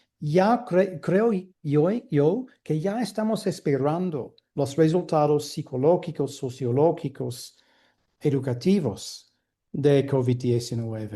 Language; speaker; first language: Spanish; non-native, fluent; English